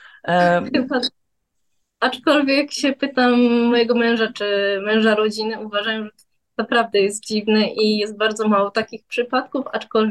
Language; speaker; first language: Polish; early bilingual, heritage; Polish